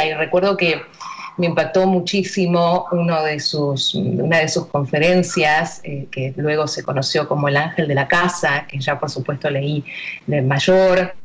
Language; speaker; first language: Spanish; native; Spanish